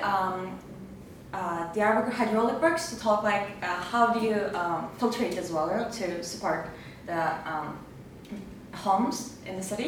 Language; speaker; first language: English; non-native, fluent; Turkish